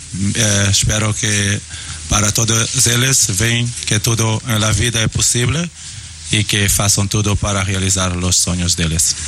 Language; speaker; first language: Spanish; non-native, learner; Portuguese